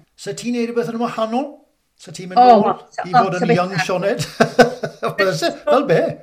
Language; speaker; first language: Welsh; native; Welsh